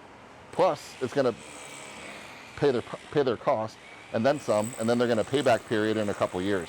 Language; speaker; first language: English; native; English